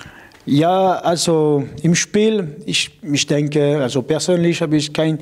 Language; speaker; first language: German; non-native, local second language; French